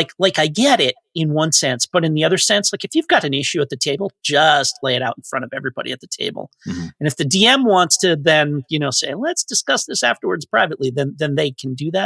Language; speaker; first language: English; native; English